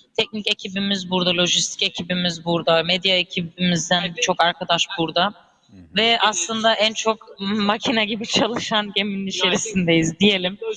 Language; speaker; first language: Turkish; early bilingual, heritage; Turkish